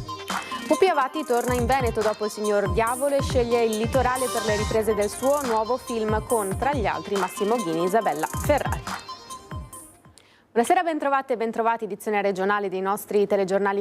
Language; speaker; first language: Italian; native; Italian